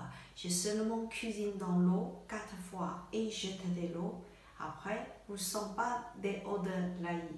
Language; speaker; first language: French; non-native, learner; Chinese